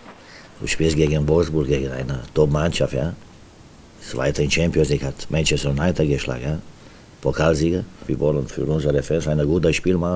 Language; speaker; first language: German; non-native, fluent; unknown